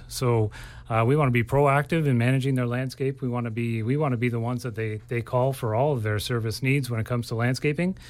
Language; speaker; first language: English; native; English